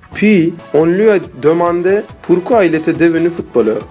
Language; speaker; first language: French; non-native, learner; Turkish